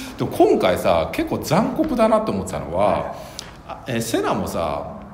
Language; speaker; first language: Japanese; native; Japanese